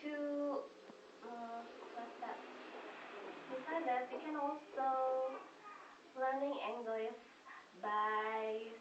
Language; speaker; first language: English; non-native, fluent; Indonesian